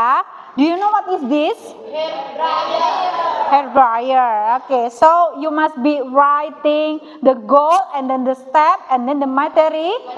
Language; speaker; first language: English; non-native, learner; Indonesian